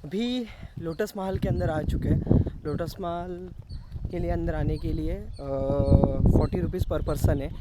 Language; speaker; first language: Hindi; non-native, local second language; Marathi